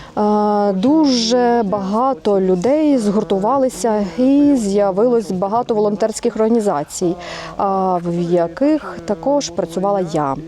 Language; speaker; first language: Ukrainian; non-native, fluent; Russian